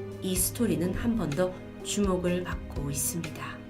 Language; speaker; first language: Korean; native; Korean